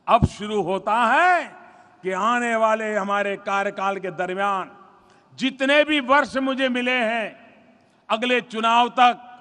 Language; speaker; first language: Hindi; non-native, local second language; Gujarati